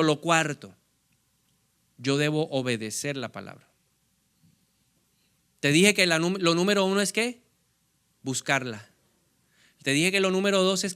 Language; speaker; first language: Spanish; native; Spanish